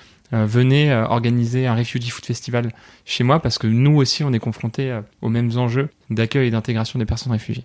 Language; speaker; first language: French; native; French